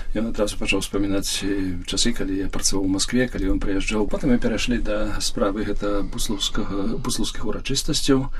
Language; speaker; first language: Belarusian; non-native, local second language; Polish